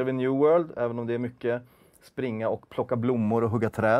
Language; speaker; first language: Swedish; native; Swedish